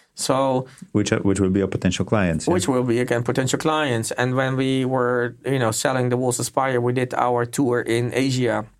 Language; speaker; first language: English; non-native, fluent; Polish